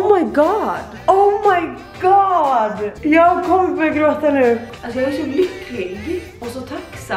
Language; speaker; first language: Swedish; native; Swedish